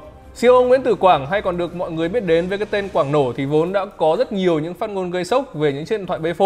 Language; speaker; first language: Vietnamese; native; Vietnamese